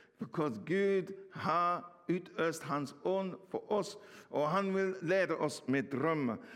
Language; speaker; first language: Norwegian; non-native, fluent; English